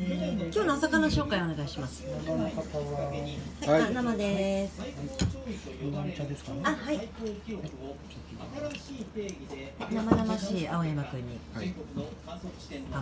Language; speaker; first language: Japanese; native; Japanese